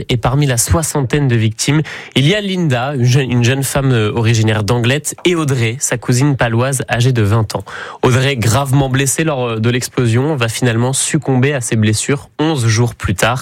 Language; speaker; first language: French; native; French